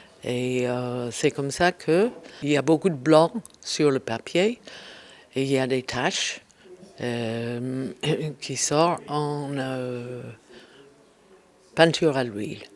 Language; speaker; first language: French; non-native, fluent; English